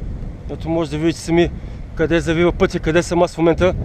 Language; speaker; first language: Bulgarian; native; Bulgarian